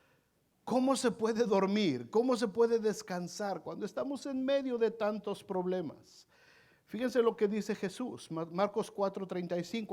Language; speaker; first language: Spanish; native; Spanish